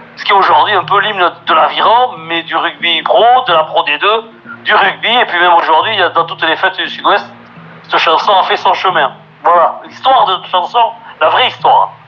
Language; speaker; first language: French; native; French